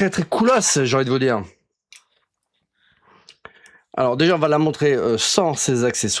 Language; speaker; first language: French; native; French